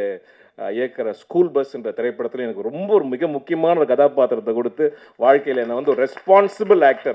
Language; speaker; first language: Tamil; native; Tamil